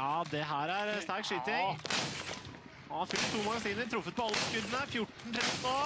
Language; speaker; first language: Norwegian; native; Norwegian